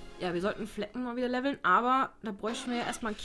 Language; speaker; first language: German; native; German